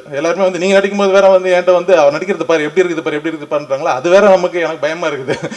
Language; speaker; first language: Tamil; native; Tamil